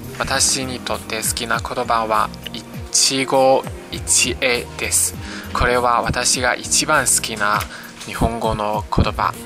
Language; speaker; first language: Japanese; non-native, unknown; Chinese